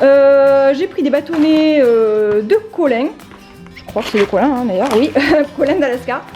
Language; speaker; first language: French; native; French